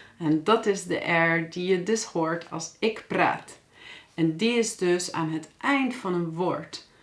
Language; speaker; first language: Dutch; native; Dutch